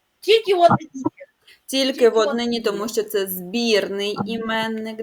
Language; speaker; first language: Ukrainian; native; Ukrainian